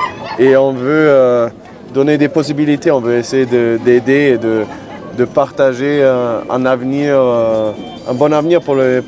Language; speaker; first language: French; non-native, fluent; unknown